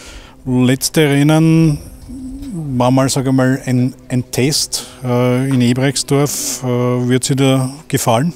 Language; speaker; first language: German; native; German